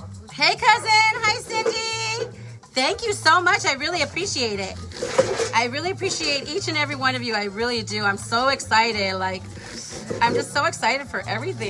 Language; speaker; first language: English; early bilingual, other home language; Spanish